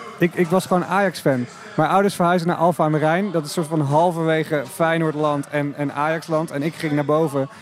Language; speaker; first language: Dutch; native; Dutch